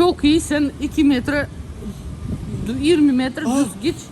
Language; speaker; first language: Turkish; non-native, learner; Russian